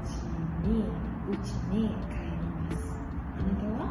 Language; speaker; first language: Japanese; non-native, learner; Malay